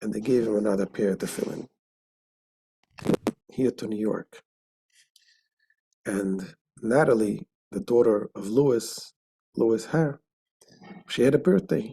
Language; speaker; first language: English; non-native, fluent; Hebrew